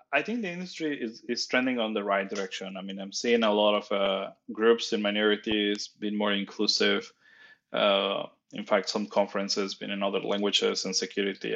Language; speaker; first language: English; non-native, fluent; Spanish